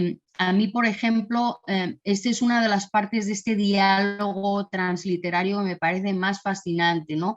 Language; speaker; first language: Spanish; native; Spanish